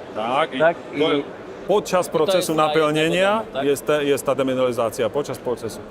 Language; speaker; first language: Polish; non-native, learner; Slovak